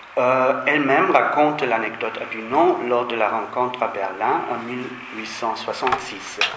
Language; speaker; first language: French; non-native, fluent; German